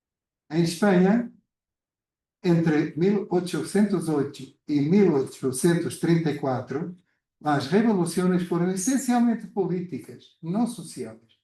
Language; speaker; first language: Spanish; non-native, fluent; Portuguese